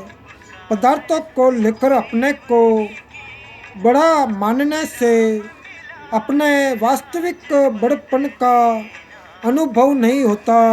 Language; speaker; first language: Hindi; native; Hindi